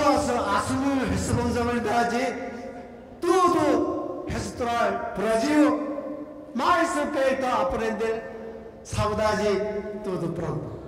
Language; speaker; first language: Portuguese; non-native, learner; Korean